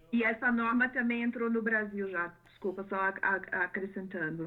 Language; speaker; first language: Portuguese; non-native, fluent; German